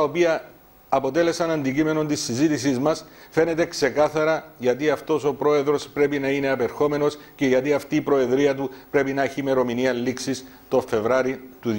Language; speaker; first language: Greek; native; Greek